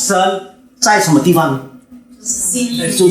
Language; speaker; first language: Chinese; early bilingual, heritage; Chinese